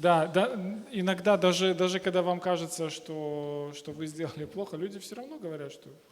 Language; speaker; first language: Russian; native; Russian